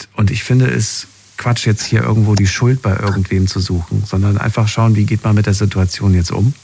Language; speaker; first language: German; native; German